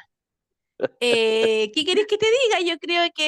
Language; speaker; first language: Spanish; native; Spanish